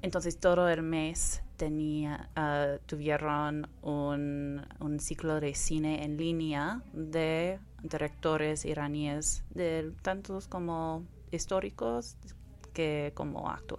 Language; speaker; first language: Spanish; non-native, fluent; English